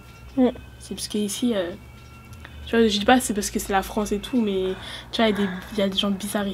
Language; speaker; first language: French; native; French